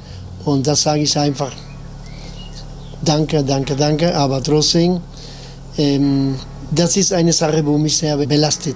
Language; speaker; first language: German; non-native, learner; Spanish